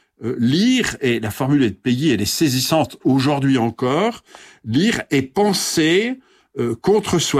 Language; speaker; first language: French; native; French